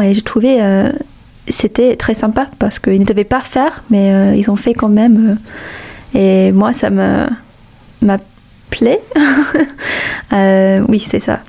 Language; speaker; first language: French; non-native, fluent; English